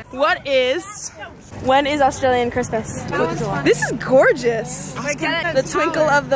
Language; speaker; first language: English; native; English